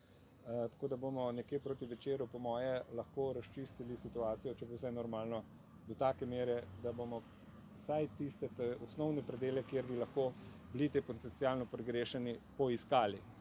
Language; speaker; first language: Slovenian; native; Slovenian